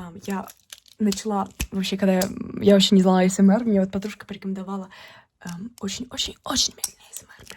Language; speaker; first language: Russian; early bilingual, heritage; Russian